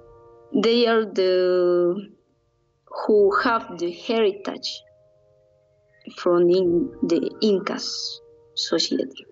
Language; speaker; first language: English; non-native, learner; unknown